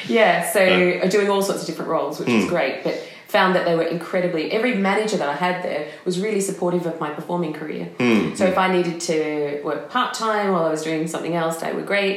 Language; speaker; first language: English; native; English